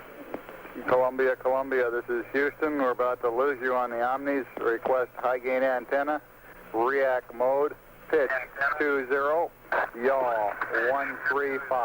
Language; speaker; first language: English; native; English